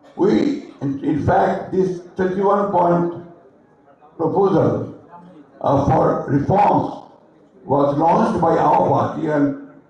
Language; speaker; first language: English; non-native, local second language; Bangla